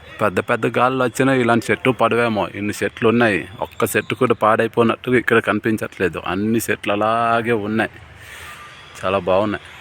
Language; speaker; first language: Telugu; non-native, local second language; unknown